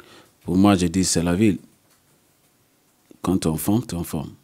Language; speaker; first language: French; non-native, learner; English